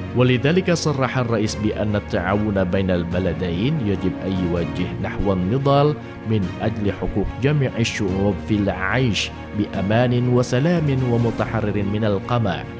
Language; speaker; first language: Arabic; non-native, fluent; Indonesian